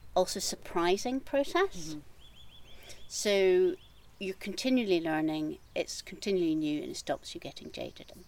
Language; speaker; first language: English; native; English